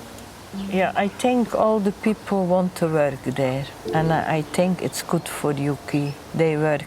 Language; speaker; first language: English; non-native, learner; Dutch